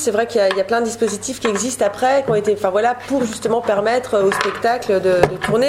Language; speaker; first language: French; native; French